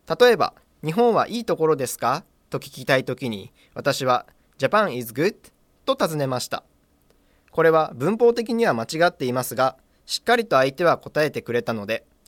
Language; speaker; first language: Japanese; native; Japanese